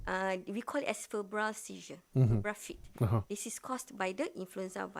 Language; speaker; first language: English; non-native, local second language; Malay